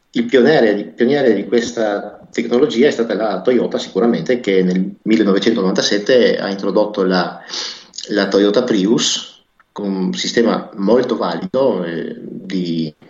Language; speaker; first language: Italian; native; Italian